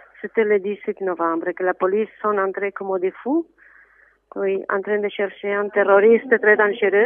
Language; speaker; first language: French; non-native, fluent; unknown